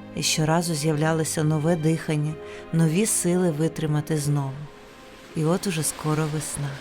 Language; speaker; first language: Ukrainian; non-native, local second language; Russian